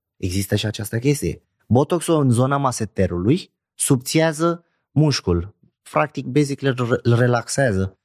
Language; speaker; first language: Romanian; non-native, fluent; Arabic